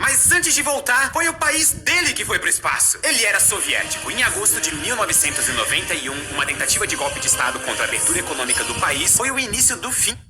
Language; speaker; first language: Portuguese; native; Portuguese